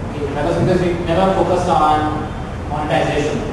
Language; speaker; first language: English; non-native, local second language; Kannada